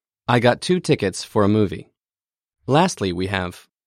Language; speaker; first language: English; native; English